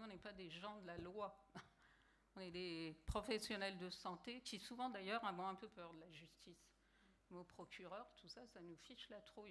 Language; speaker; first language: French; native; French